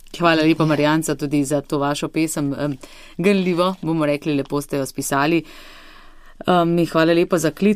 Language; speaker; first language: Slovenian; native; Slovenian